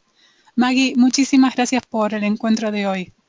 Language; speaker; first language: Spanish; native; Spanish